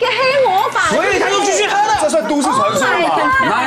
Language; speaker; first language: Chinese; native; Chinese